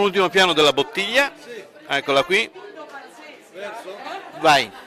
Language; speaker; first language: Italian; native; Italian